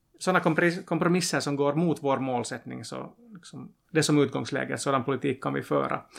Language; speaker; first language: Swedish; non-native, local second language; Finnish